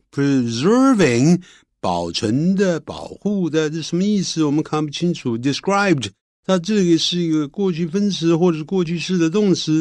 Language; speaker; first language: Chinese; native; Chinese